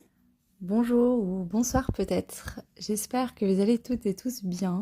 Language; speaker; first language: French; native; French